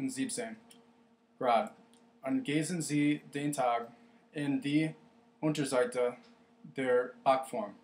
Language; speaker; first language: German; non-native, learner; English